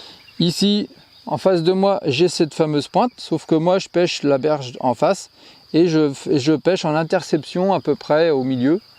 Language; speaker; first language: French; native; French